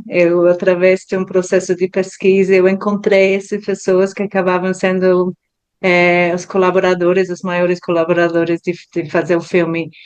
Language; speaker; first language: Portuguese; non-native, fluent; English